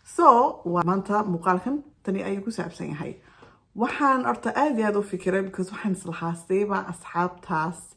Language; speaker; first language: Somali; early bilingual, heritage; Somali